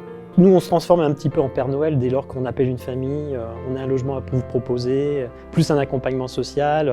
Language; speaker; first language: French; native; French